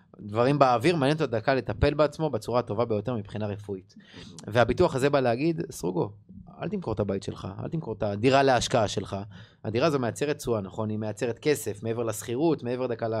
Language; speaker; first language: Hebrew; native; Hebrew